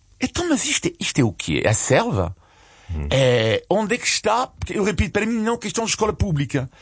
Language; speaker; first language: Portuguese; non-native, fluent; French